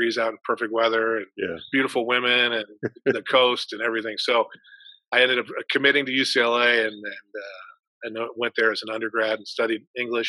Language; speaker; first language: English; native; English